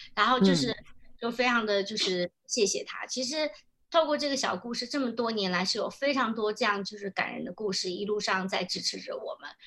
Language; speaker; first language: Chinese; native; Chinese